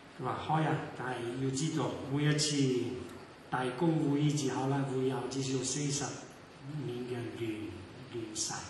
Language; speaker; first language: Cantonese; non-native, fluent; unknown